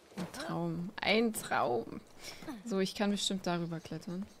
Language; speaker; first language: German; native; German